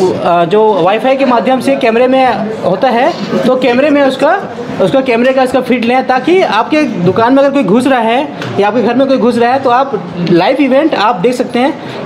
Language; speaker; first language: Hindi; native; Hindi